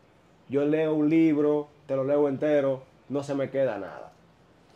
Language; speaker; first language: Spanish; native; Spanish